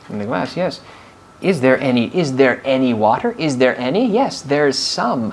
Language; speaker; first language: English; non-native, fluent; Spanish